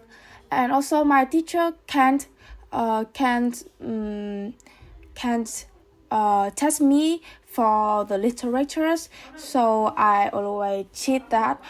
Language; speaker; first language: English; non-native, learner; Vietnamese